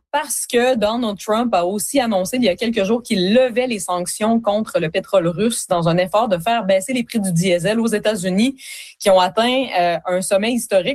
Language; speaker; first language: French; native; French